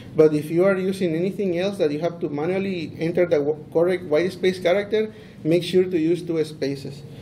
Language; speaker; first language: English; non-native, fluent; Spanish